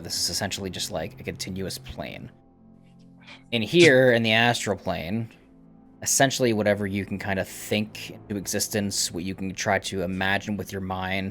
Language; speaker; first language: English; native; English